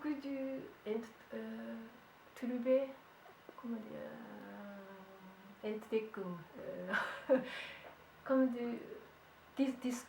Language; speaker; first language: French; non-native, learner; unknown